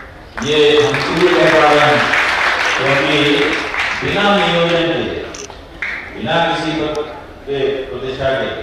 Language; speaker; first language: Hindi; native; Hindi